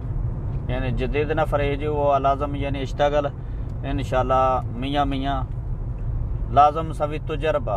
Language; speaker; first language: Arabic; non-native, learner; Punjabi